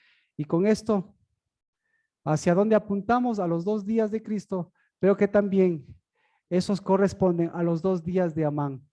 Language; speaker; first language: Spanish; native; Spanish